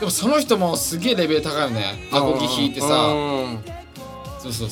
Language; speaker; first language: Japanese; native; Japanese